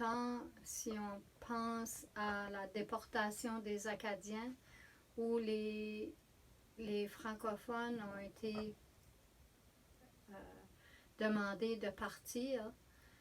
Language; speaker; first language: French; native; French